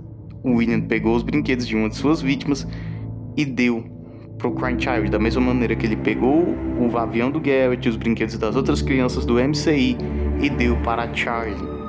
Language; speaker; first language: Portuguese; native; Portuguese